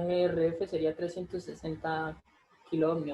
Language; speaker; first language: Spanish; native; Spanish